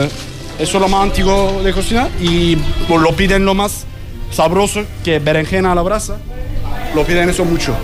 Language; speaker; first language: Spanish; non-native, learner; Turkish